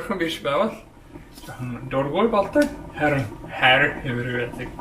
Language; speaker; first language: Mongolian; non-native, learner; English